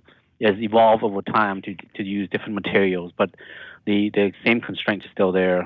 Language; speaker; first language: English; native; English